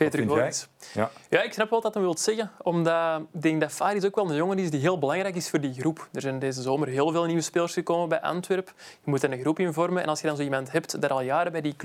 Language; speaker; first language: Dutch; native; Dutch